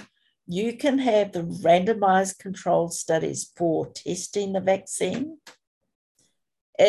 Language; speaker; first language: English; native; English